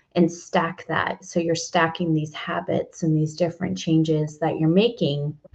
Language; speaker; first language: English; native; English